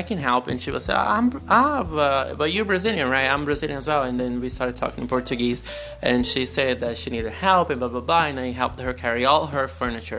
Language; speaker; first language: English; non-native, fluent; Portuguese